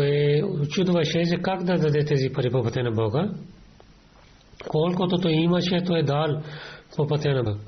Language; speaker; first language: Bulgarian; non-native, fluent; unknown